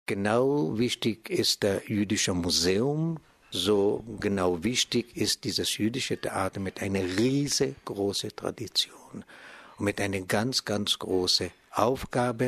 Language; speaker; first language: German; non-native, fluent; Hebrew